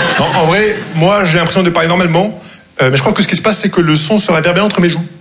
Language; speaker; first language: French; non-native, local second language; Arabic